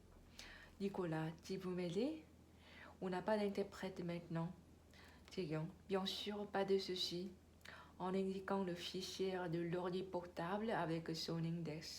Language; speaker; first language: French; non-native, learner; Korean